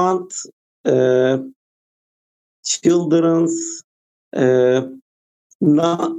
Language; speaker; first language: English; non-native, learner; Turkish